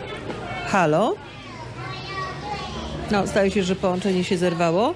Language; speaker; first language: Polish; native; Polish